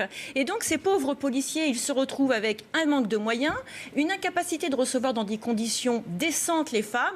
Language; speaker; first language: French; native; French